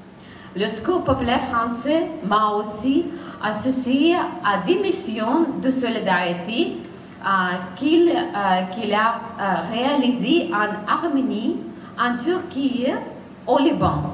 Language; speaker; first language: French; non-native, fluent; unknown